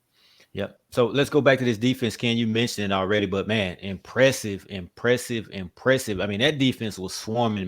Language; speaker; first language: English; native; English